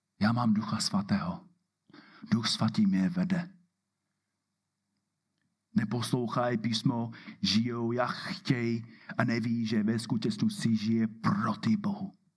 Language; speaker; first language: Czech; non-native, fluent; English